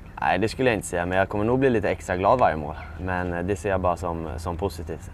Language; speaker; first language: Swedish; native; Swedish